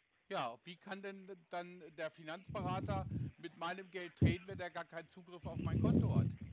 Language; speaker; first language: German; native; German